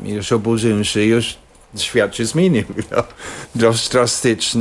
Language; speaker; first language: Polish; non-native, fluent; English